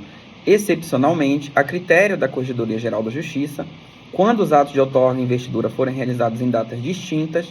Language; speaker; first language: Portuguese; native; Portuguese